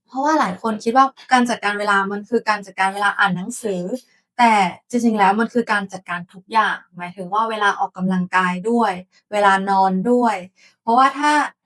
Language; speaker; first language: Thai; native; Thai